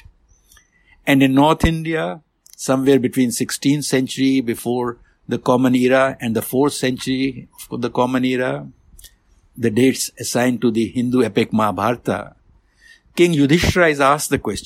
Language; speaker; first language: English; non-native, local second language; Hindi